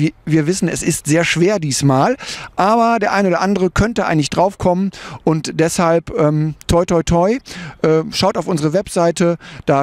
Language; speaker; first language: German; native; German